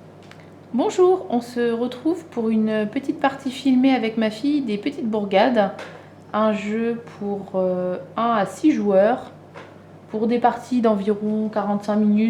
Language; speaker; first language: French; native; French